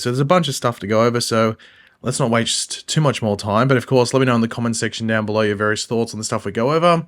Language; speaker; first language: English; native; English